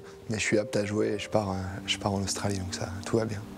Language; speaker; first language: French; native; French